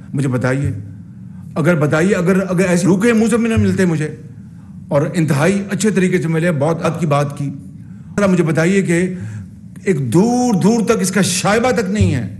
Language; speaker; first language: Urdu; non-native, local second language; Punjabi